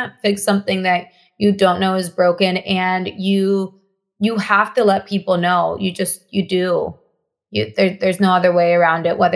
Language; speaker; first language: English; non-native, fluent; Spanish